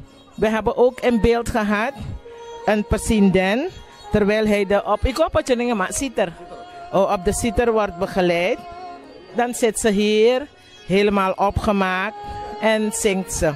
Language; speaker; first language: Dutch; non-native, local second language; Javanese